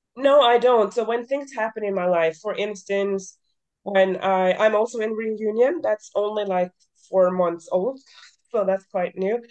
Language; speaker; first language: English; early bilingual, other home language; Norwegian